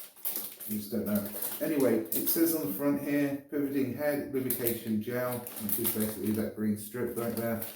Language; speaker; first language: English; native; English